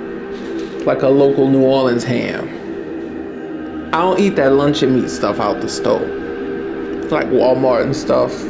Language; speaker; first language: English; native; English